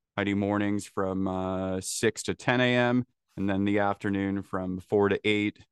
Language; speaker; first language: English; native; English